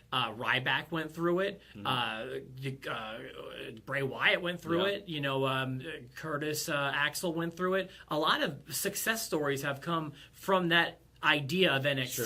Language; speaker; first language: English; native; English